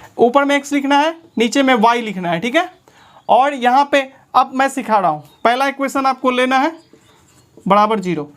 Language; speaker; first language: Hindi; native; Hindi